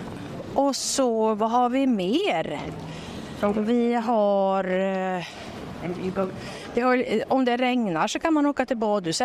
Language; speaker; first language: Swedish; native; Swedish